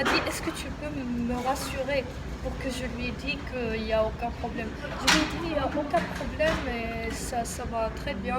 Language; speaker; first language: French; non-native, local second language; Arabic